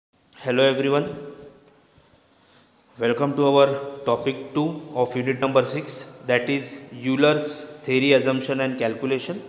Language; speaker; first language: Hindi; non-native, local second language; Marathi